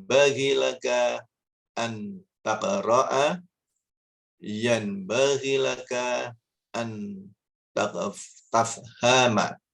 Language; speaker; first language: Arabic; non-native, learner; Indonesian